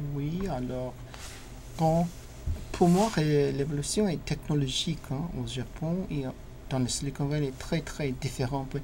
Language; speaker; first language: French; non-native, fluent; English